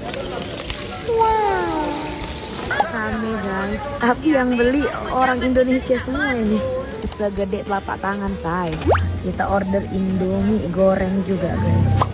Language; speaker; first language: Indonesian; native; Indonesian